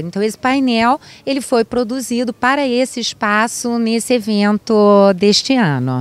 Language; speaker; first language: Portuguese; native; Portuguese